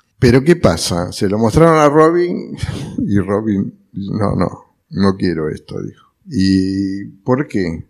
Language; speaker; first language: Spanish; early bilingual, other home language; Italian